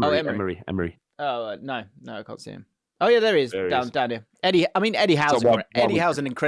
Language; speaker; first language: English; native; English